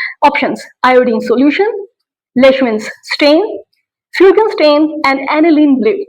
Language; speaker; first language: English; non-native, local second language; Urdu